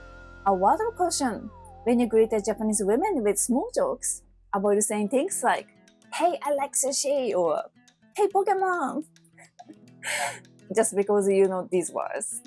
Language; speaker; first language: English; non-native, fluent; Japanese